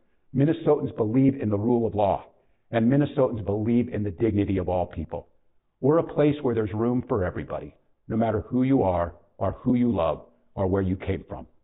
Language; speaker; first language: English; native; English